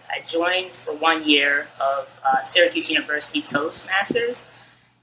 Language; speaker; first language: English; native; English